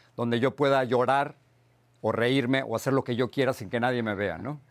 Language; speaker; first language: Spanish; native; Spanish